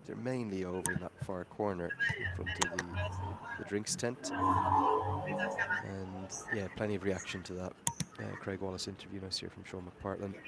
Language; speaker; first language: English; native; English